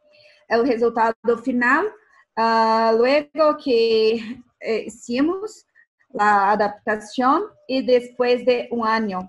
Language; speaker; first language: Spanish; non-native, fluent; Portuguese